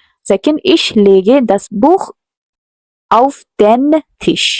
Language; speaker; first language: German; non-native, learner; Hindi